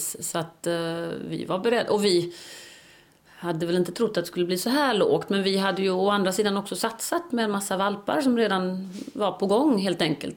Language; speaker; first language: Swedish; native; Swedish